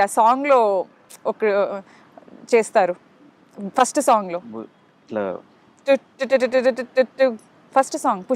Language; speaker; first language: Telugu; non-native, fluent; Kannada